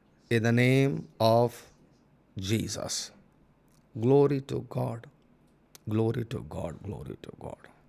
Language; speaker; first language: English; non-native, local second language; Telugu